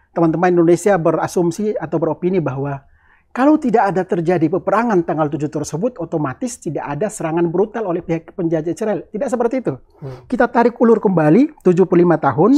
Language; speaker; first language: Indonesian; native; Indonesian